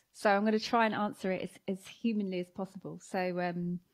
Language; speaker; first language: English; native; English